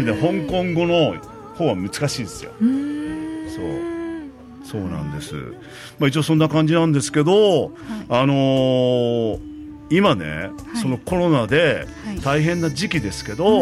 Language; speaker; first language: Japanese; native; Japanese